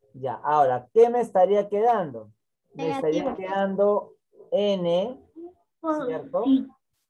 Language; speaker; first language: Spanish; native; Spanish